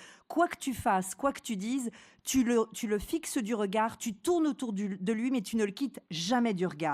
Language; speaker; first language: French; native; French